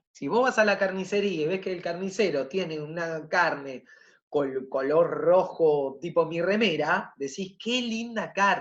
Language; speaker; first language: Spanish; native; Spanish